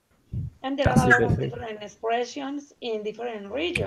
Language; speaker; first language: English; non-native, learner; Spanish